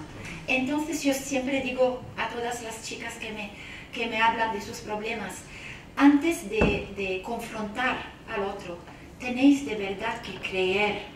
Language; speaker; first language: Spanish; non-native, fluent; Arabic